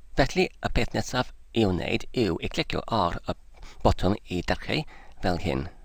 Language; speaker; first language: Welsh; non-native, fluent; English